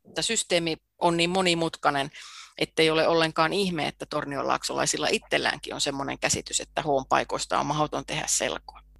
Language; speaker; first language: Finnish; native; Finnish